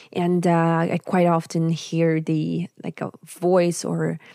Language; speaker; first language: English; non-native, fluent; Russian